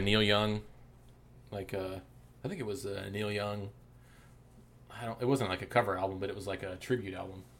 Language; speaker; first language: English; native; English